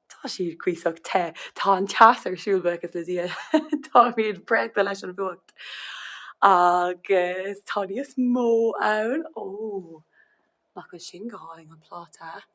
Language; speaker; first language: Irish; non-native, local second language; English